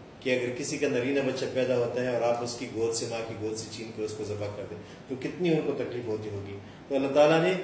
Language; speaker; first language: Urdu; native; Urdu